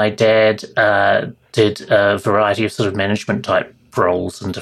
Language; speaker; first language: English; native; English